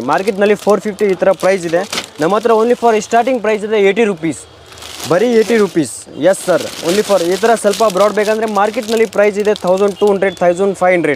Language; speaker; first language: Kannada; non-native, local second language; Hindi